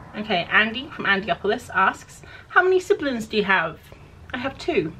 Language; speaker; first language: English; native; English